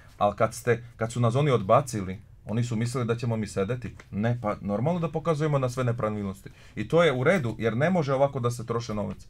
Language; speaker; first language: Croatian; non-native, local second language; Slovak